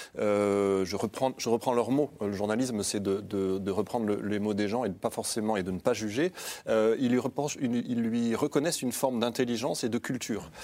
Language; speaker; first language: French; native; French